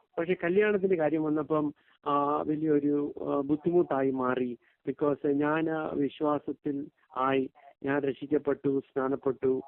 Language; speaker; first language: Malayalam; early bilingual, heritage; Malayalam